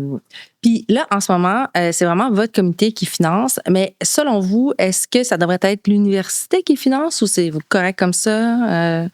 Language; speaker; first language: French; native; French